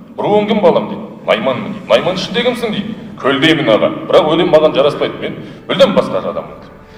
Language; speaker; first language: Kazakh; non-native, local second language; Russian